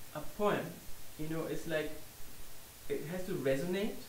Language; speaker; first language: English; non-native, fluent; German